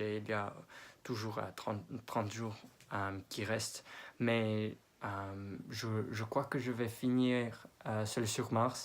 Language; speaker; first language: French; non-native, fluent; English